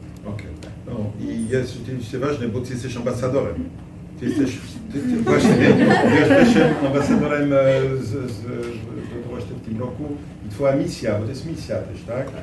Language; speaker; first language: Polish; non-native, fluent; French